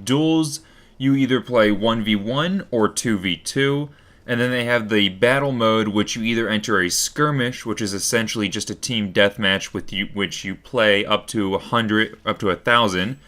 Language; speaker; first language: English; native; English